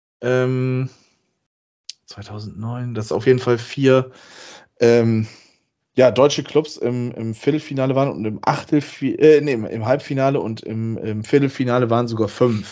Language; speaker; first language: German; native; German